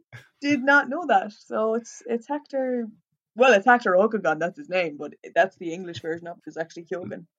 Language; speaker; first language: English; native; English